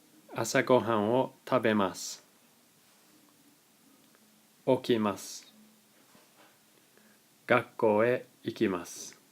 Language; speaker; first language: Japanese; non-native, fluent; English